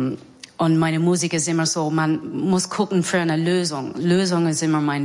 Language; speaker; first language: German; non-native, learner; English